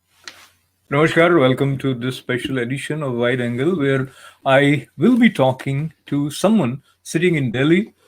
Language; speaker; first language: English; non-native, local second language; Hindi